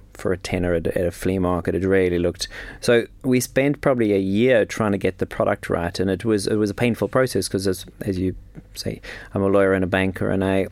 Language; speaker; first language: English; native; English